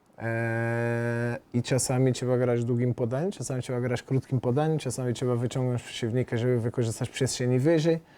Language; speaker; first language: Polish; non-native, fluent; Portuguese